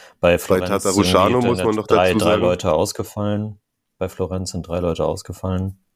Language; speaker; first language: German; native; German